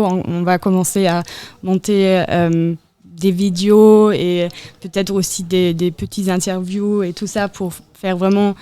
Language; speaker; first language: French; non-native, fluent; German